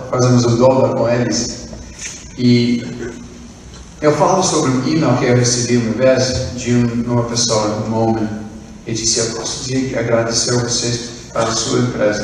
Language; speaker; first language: Portuguese; non-native, fluent; English